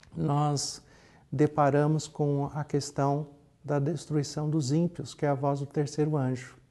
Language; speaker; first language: Portuguese; native; Portuguese